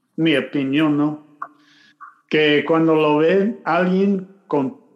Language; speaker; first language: Spanish; non-native, learner; English